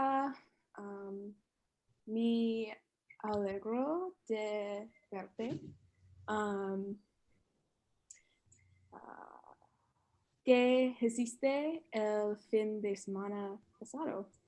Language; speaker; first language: Spanish; non-native, learner; English